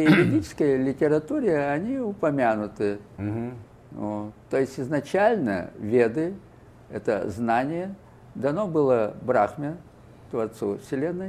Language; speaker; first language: Russian; native; Russian